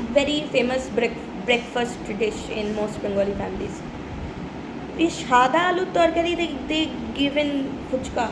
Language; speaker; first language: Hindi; non-native, local second language; Bangla